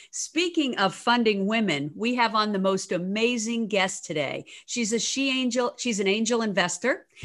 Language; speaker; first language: English; native; English